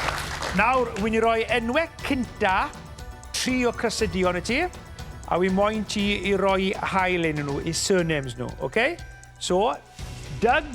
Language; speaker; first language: Welsh; native; Welsh